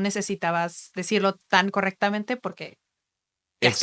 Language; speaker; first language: Spanish; native; Spanish